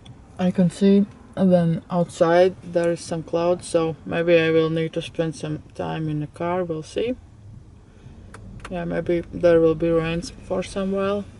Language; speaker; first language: English; non-native, fluent; Latvian